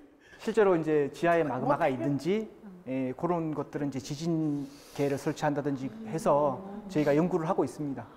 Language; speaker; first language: Korean; native; Korean